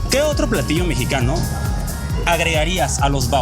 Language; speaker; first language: Spanish; native; Spanish